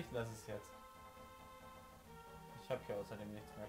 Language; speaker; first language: German; native; German